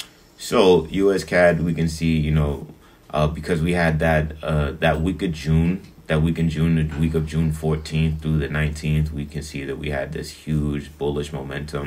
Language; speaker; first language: English; native; English